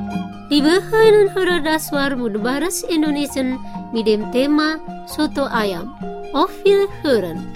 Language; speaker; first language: German; non-native, fluent; Indonesian